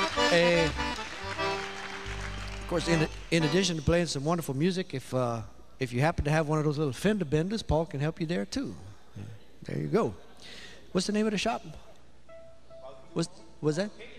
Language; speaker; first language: English; native; English